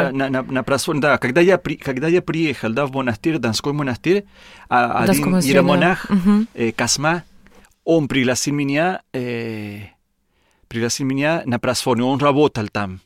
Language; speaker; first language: Russian; non-native, learner; Spanish